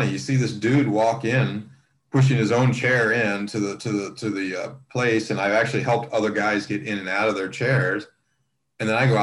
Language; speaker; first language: English; native; English